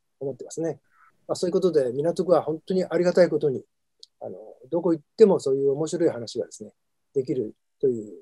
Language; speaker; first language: Japanese; native; Japanese